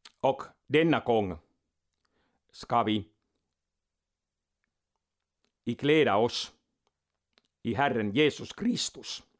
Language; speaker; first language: Swedish; non-native, local second language; Finnish